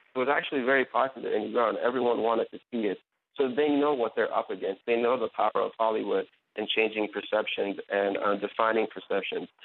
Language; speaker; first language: English; native; English